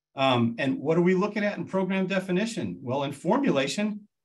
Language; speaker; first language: English; native; English